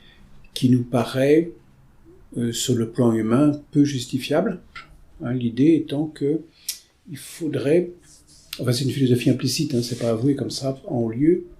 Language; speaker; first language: French; native; French